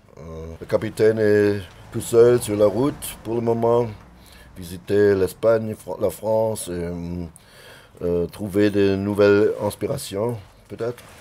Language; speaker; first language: French; non-native, learner; German